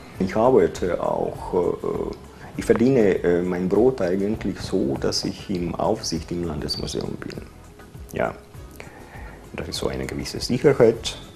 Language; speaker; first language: German; non-native, fluent; Croatian